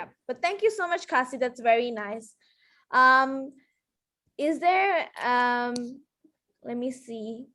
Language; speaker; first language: English; non-native, fluent; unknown